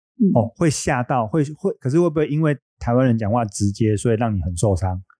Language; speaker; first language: Chinese; native; Chinese